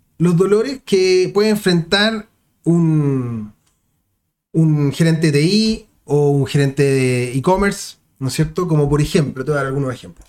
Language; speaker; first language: Spanish; native; Spanish